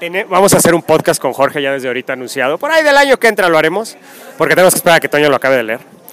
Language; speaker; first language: Spanish; native; Spanish